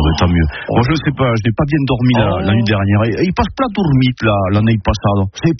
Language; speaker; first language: French; native; French